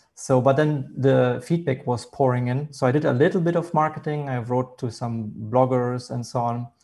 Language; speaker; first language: English; non-native, fluent; German